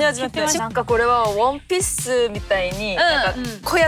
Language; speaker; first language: Japanese; non-native, learner; Korean